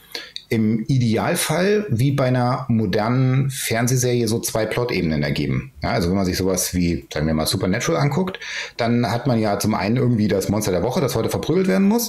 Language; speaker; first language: German; native; German